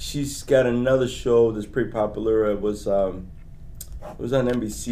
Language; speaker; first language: English; early bilingual, other home language; Spanish